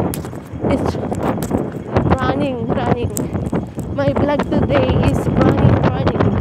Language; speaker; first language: English; non-native, learner; Filipino